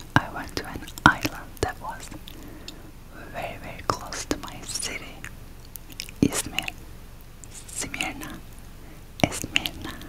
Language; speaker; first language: English; non-native, fluent; Turkish